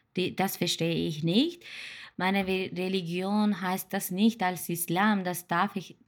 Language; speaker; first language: German; non-native, learner; Turkish